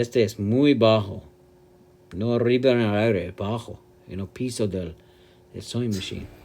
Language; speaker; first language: Spanish; non-native, learner; English